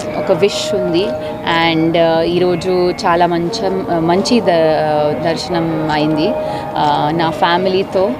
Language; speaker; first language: Telugu; non-native, learner; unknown